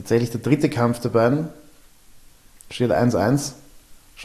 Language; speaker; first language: German; native; German